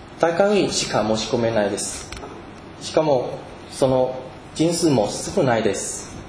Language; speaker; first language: Japanese; non-native, fluent; Chinese